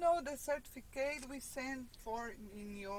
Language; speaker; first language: English; non-native, learner; Portuguese